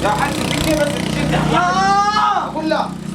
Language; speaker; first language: Arabic; native; Arabic